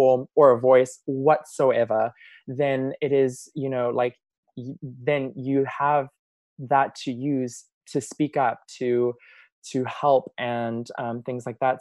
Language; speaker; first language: English; native; English